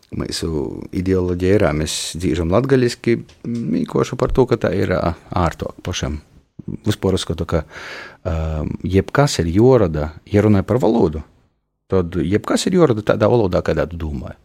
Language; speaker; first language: Latvian; native; Latvian